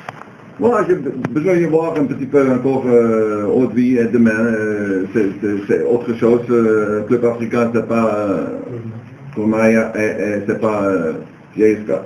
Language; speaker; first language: French; non-native, learner; Dutch